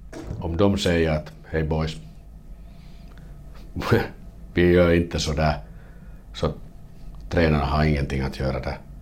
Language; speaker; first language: Swedish; non-native, learner; Finnish